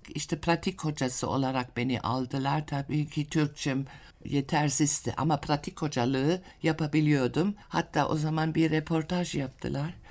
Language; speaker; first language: Turkish; non-native, fluent; German